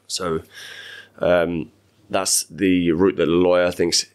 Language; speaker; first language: English; native; English